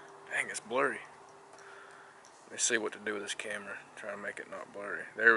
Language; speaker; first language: English; native; English